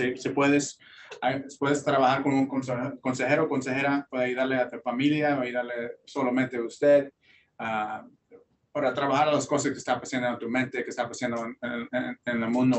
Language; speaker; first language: Spanish; early bilingual, heritage; Spanish